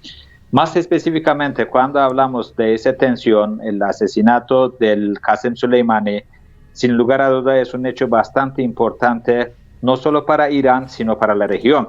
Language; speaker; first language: Spanish; non-native, fluent; Turkish